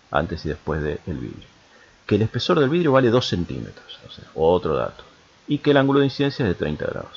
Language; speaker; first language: Spanish; native; Spanish